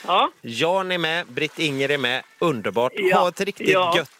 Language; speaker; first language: Swedish; native; Swedish